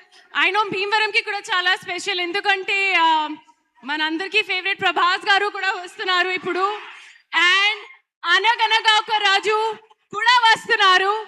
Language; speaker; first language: Telugu; non-native, learner; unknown